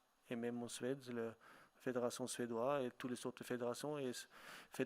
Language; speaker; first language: French; non-native, fluent; Swedish